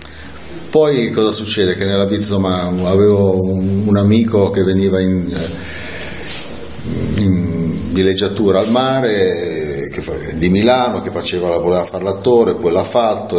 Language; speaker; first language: Italian; native; Italian